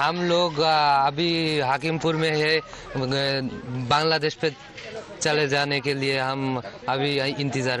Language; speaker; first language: Hindi; non-native, learner; Bangla